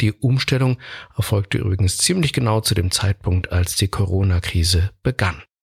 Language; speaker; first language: German; native; German